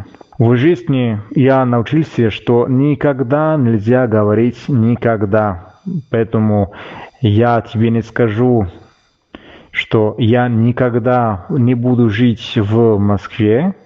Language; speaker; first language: Russian; non-native, fluent; Italian